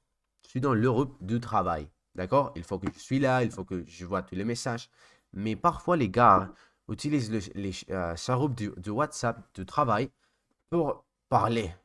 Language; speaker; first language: French; non-native, learner; Spanish